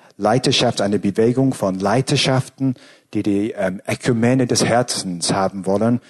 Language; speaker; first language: German; non-native, fluent; English